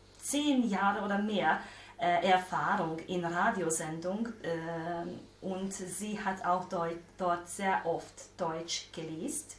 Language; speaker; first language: German; non-native, fluent; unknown